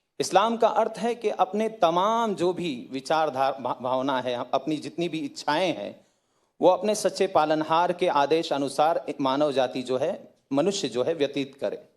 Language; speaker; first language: Hindi; native; Hindi